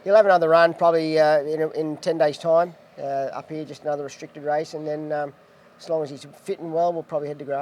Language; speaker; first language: English; native; English